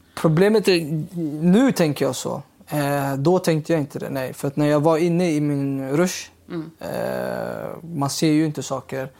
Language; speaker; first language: Swedish; early bilingual, other home language; Uyghur